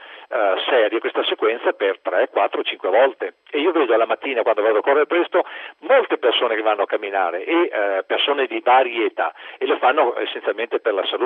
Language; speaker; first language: Italian; native; Italian